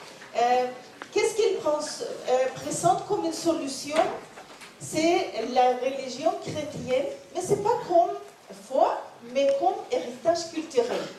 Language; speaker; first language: French; non-native, learner; Norwegian